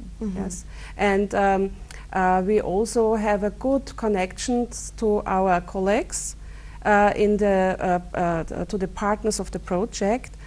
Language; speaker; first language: English; non-native, fluent; German